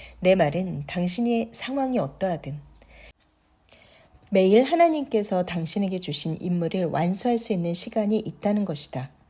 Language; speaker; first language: Korean; native; Korean